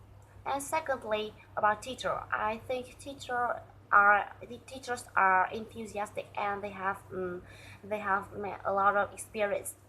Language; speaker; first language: English; non-native, learner; Vietnamese